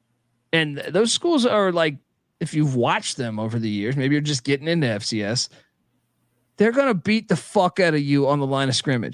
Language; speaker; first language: English; native; English